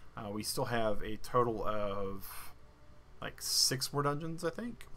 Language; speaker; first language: English; native; English